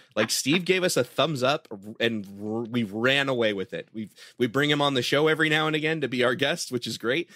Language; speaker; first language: English; native; English